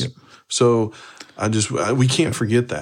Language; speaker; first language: English; native; English